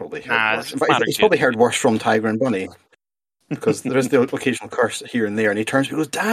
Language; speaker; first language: English; native; English